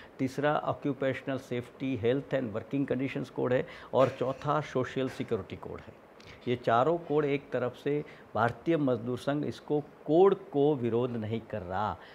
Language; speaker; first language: Hindi; non-native, local second language; Gujarati